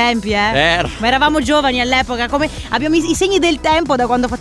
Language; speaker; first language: Italian; native; Italian